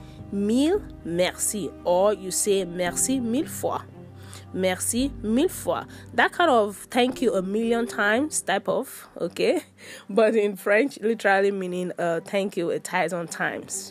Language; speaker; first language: English; non-native, local second language; Yoruba